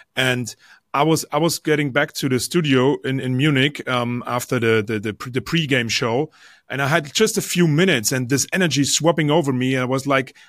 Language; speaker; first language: English; non-native, fluent; German